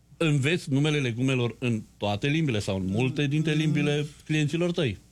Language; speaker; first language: Romanian; native; Romanian